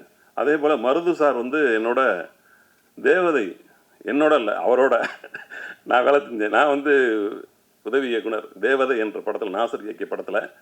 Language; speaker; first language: Tamil; native; Tamil